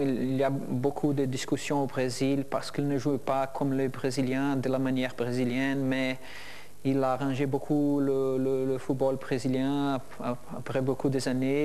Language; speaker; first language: French; non-native, learner; Portuguese